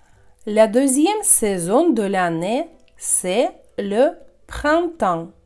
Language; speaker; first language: French; non-native, fluent; Russian